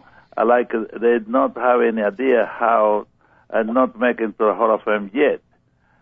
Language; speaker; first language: English; non-native, learner; Spanish